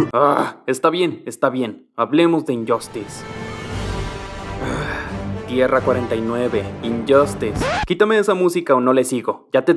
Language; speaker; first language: Spanish; native; Spanish